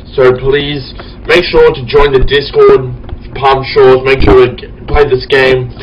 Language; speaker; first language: English; native; English